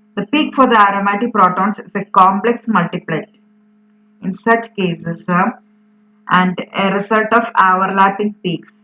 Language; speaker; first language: English; non-native, local second language; Malayalam